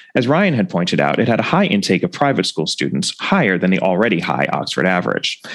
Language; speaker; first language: English; native; English